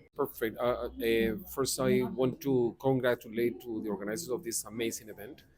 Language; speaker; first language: English; non-native, fluent; Spanish